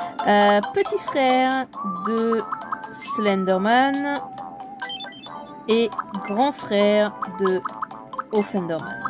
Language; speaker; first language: French; native; French